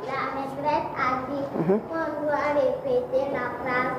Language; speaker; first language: French; non-native, learner; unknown